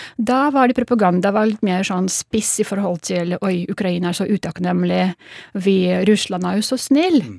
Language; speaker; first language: Norwegian; non-native, fluent; Russian